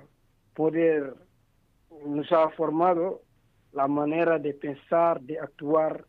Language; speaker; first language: Spanish; non-native, learner; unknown